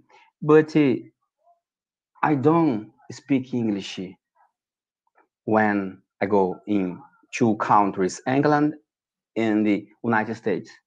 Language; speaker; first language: English; non-native, learner; Portuguese